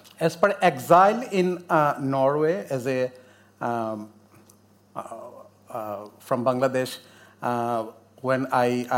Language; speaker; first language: English; non-native, local second language; Bangla